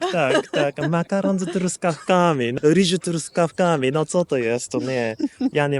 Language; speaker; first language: Polish; non-native, fluent; Japanese